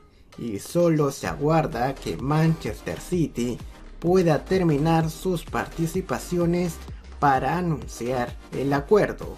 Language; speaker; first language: Spanish; native; Spanish